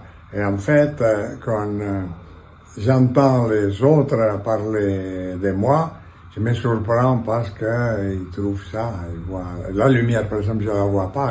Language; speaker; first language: French; non-native, fluent; Catalan